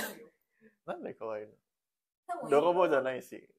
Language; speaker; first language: Japanese; non-native, fluent; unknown